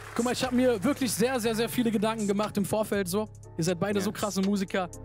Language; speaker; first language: German; native; German